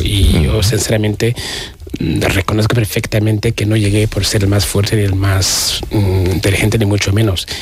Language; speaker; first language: Spanish; non-native, fluent; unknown